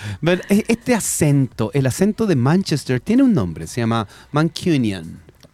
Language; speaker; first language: Spanish; native; Spanish